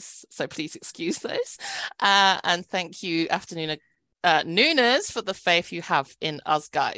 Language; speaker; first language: English; non-native, local second language; Cantonese